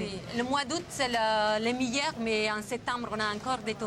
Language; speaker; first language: French; non-native, fluent; Italian